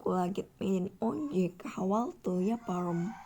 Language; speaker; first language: Turkish; non-native, learner; Indonesian